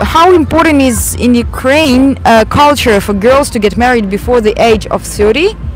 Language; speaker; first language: English; non-native, fluent; Ukrainian